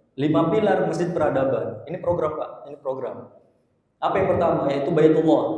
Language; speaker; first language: Indonesian; native; Indonesian